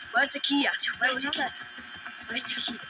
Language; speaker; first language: English; native; English